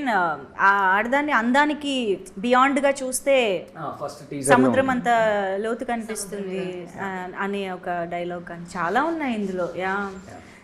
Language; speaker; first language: Telugu; native; Telugu